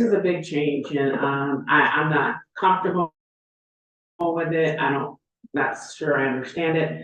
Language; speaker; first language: English; native; English